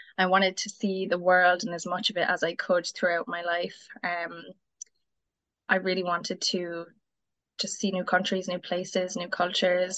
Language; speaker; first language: English; native; English